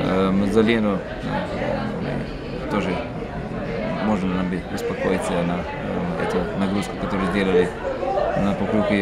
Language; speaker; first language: Russian; non-native, fluent; Slovenian